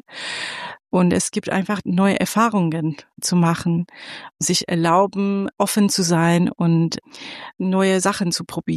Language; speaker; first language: German; non-native, fluent; Persian